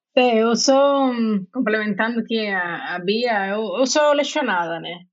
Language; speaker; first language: Portuguese; non-native, fluent; Spanish